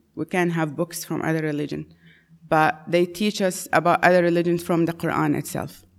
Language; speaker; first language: English; non-native, fluent; Arabic